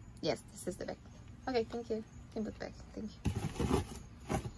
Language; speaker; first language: English; non-native, learner; Portuguese